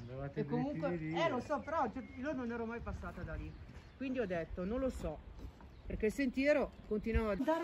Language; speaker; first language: Italian; native; Italian